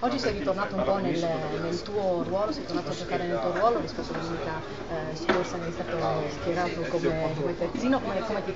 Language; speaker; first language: Italian; native; Italian